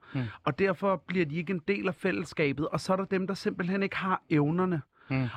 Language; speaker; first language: Danish; early bilingual, other home language; Arabic